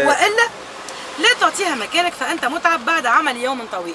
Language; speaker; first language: Arabic; native; Arabic